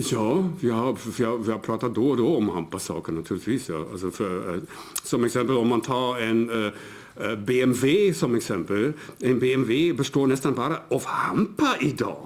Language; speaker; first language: Swedish; non-native, fluent; German